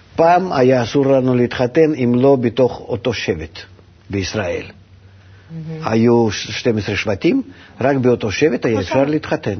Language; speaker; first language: Hebrew; non-native, fluent; Russian